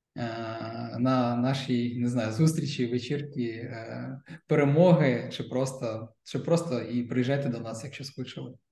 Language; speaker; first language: Ukrainian; non-native, local second language; Russian